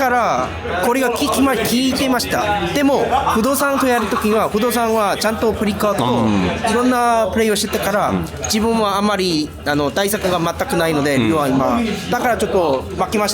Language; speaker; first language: Japanese; non-native, learner; Korean